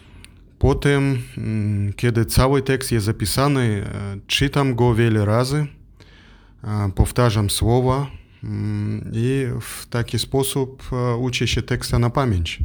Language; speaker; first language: Polish; non-native, learner; German